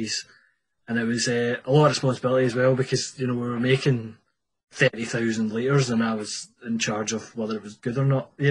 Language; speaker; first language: English; native; English